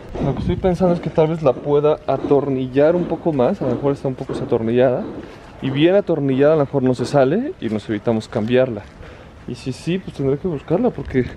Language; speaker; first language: Spanish; native; Spanish